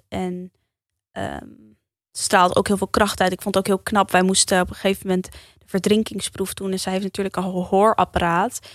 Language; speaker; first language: Dutch; early bilingual, heritage; Dutch